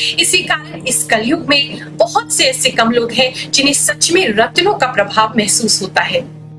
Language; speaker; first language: Hindi; native; Hindi